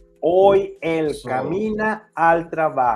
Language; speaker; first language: Spanish; non-native, fluent; English